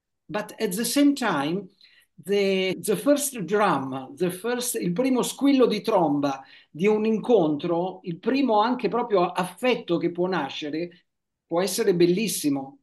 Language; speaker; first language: Italian; native; Italian